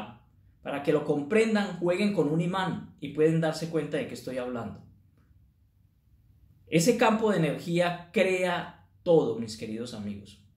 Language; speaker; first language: Spanish; native; Spanish